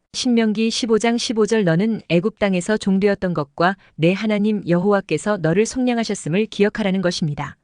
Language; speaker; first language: Korean; native; Korean